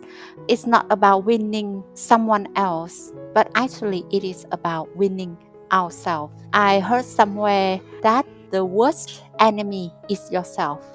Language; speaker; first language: English; non-native, fluent; Vietnamese